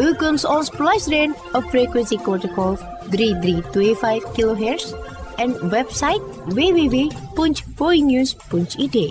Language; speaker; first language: Dutch; non-native, fluent; Indonesian